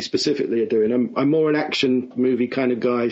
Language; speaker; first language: English; native; English